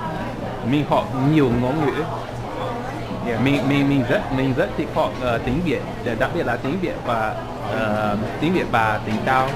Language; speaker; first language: Vietnamese; non-native, learner; English